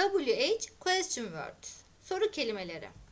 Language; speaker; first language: English; non-native, fluent; Turkish